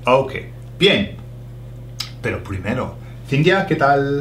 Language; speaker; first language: Spanish; non-native, fluent; English